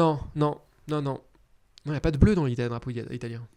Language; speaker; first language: French; native; French